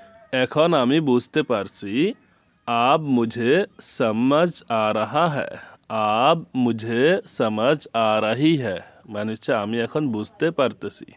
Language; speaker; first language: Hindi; non-native, fluent; Bangla